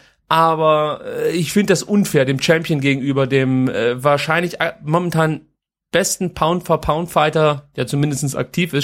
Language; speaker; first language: German; native; German